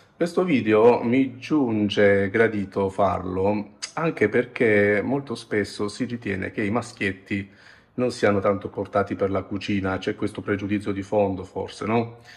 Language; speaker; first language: Italian; native; Italian